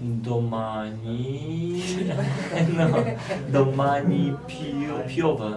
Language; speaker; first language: Italian; non-native, learner; Polish